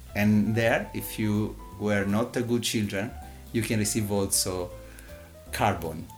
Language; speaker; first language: English; non-native, learner; Italian